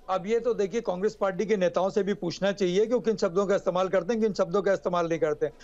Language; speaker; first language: Hindi; native; Hindi